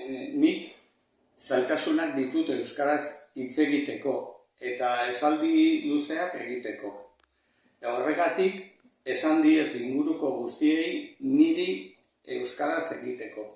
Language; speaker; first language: Basque; non-native, learner; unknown